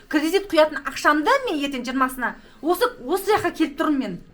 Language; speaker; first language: Kazakh; native; Kazakh